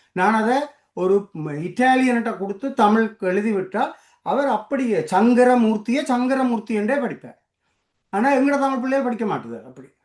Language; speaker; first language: Tamil; native; Tamil